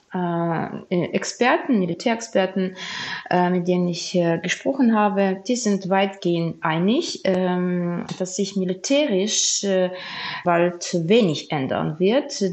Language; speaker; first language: German; non-native, fluent; Ukrainian